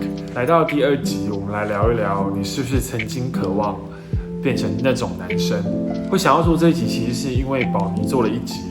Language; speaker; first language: Chinese; native; Chinese